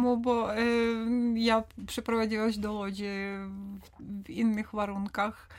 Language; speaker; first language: Polish; non-native, learner; Ukrainian